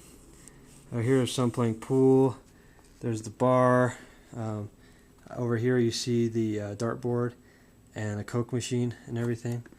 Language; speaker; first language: English; native; English